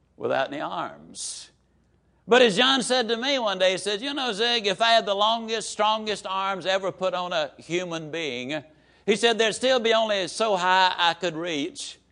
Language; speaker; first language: English; native; English